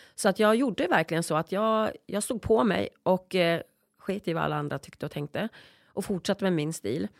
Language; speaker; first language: Swedish; early bilingual, other home language; Polish